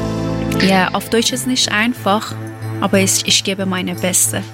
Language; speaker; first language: German; non-native, learner; Persian